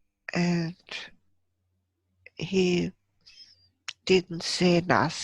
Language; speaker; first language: English; non-native, fluent; German